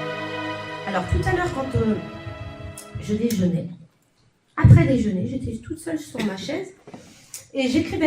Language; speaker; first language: French; native; French